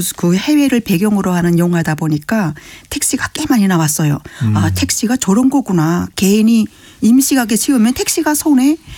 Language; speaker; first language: Korean; native; Korean